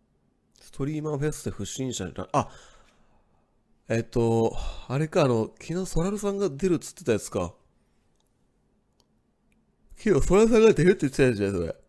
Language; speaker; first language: Japanese; native; Japanese